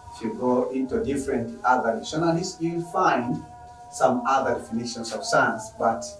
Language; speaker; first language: English; non-native, local second language; Swahili